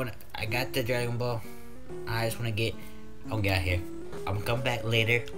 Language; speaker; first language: English; native; English